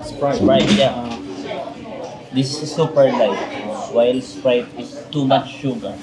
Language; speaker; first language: English; non-native, local second language; Filipino